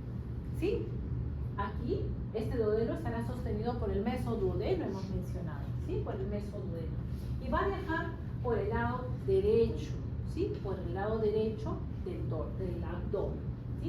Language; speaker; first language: Spanish; native; Spanish